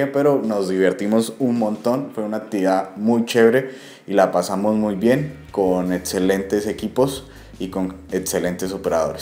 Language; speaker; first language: Spanish; native; Spanish